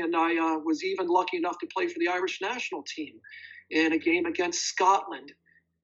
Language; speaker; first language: English; native; English